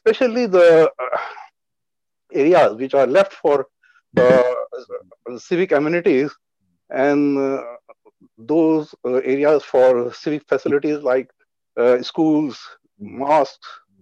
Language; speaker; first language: English; non-native, local second language; Urdu